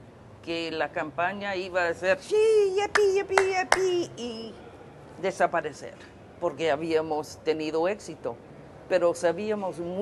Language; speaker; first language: Spanish; non-native, fluent; English